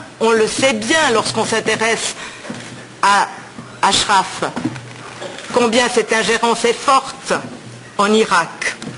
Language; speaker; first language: French; native; French